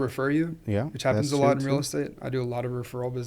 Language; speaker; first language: English; non-native, fluent; Spanish